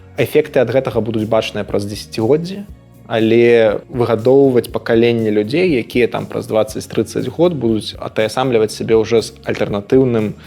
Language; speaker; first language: Belarusian; non-native, local second language; Russian